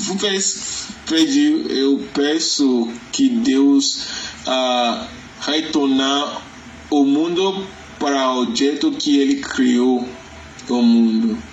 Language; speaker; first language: Portuguese; non-native, learner; Yoruba